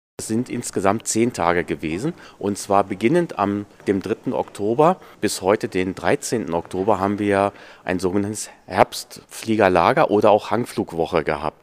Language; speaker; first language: German; native; German